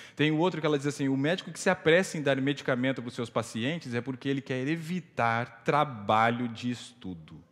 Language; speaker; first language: Portuguese; native; Portuguese